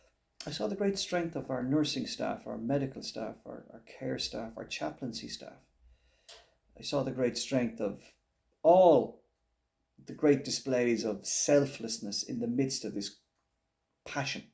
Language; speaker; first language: English; native; English